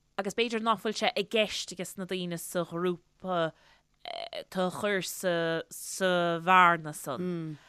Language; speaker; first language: Irish; native; Irish